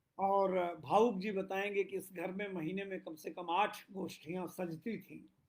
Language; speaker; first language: Hindi; native; Hindi